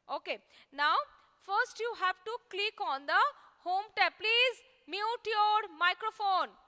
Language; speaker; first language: English; non-native, local second language; Bangla